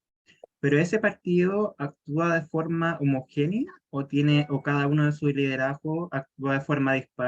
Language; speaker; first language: Spanish; native; Spanish